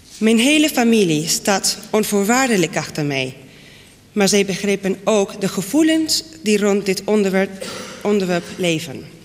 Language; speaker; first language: Dutch; non-native, fluent; Spanish